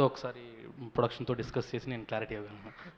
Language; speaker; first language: Telugu; native; Telugu